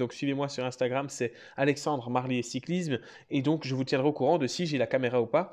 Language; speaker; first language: French; native; French